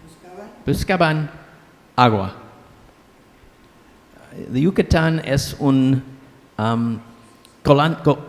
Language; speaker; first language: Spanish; non-native, learner; English